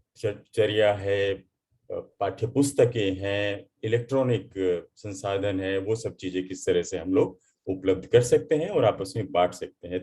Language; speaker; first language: Hindi; native; Hindi